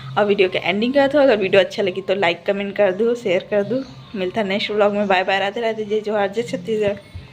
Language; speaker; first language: Hindi; native; Hindi